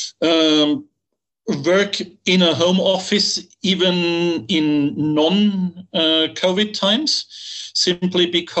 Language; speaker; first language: English; non-native, fluent; German